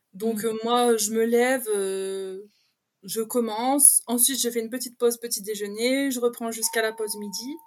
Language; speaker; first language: French; native; French